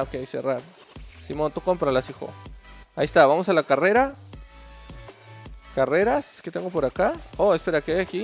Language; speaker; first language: Spanish; native; Spanish